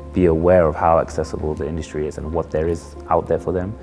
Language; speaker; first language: English; native; English